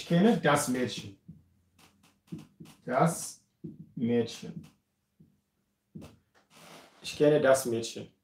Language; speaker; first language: German; non-native, fluent; Amharic